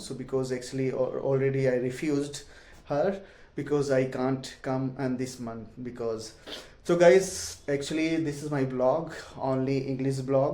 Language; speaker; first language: English; non-native, learner; Hindi